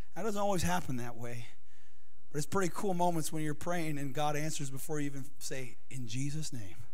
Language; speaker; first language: English; native; English